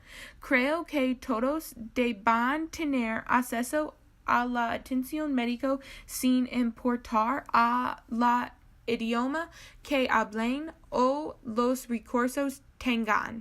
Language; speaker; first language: Spanish; non-native, learner; English